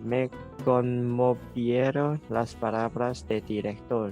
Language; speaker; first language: Spanish; non-native, learner; Cantonese